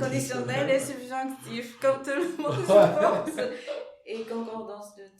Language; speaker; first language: French; non-native, fluent; Japanese